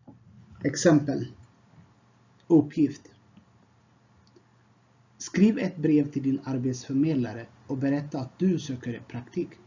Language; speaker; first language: Swedish; non-native, fluent; Tigrinya